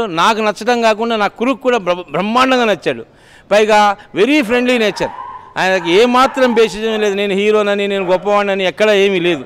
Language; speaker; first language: Telugu; native; Telugu